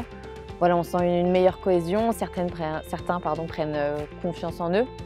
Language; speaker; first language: French; native; French